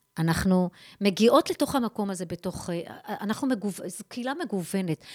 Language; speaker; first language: Hebrew; native; Hebrew